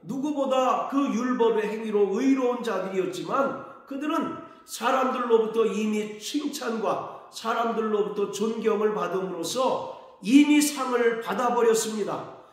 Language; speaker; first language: Korean; native; Korean